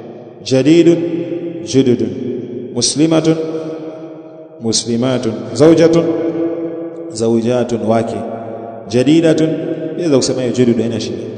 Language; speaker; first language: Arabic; non-native, fluent; Swahili